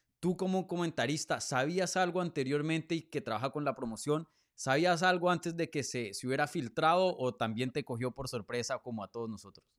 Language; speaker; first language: Spanish; native; Spanish